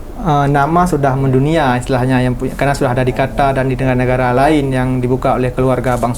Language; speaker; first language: Indonesian; native; Indonesian